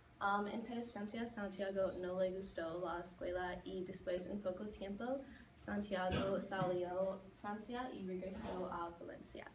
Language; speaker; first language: Spanish; non-native, learner; English